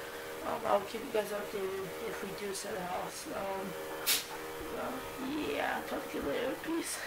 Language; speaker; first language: English; native; English